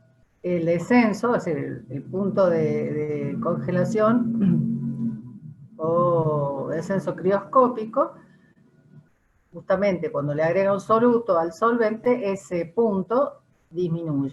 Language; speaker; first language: Spanish; native; Spanish